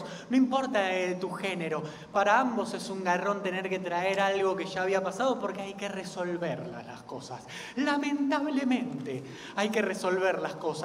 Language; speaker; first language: Spanish; native; Spanish